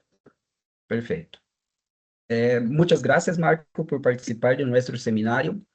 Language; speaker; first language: Spanish; non-native, fluent; Portuguese